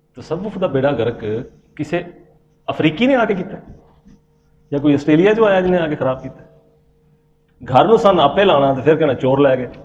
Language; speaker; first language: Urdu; non-native, local second language; Punjabi